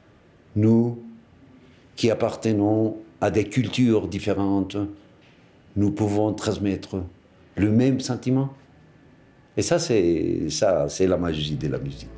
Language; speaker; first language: French; non-native, fluent; Spanish